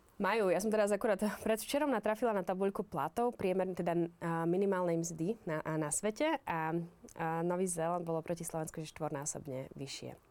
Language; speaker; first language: Slovak; native; Slovak